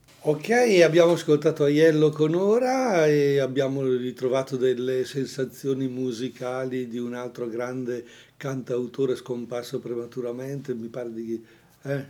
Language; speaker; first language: Italian; native; Italian